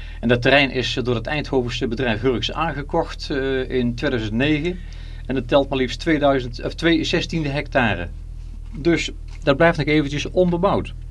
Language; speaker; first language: Dutch; native; Dutch